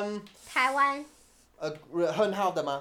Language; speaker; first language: Chinese; non-native, learner; English